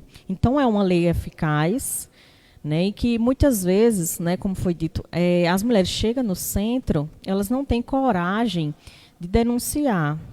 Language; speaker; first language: Portuguese; native; Portuguese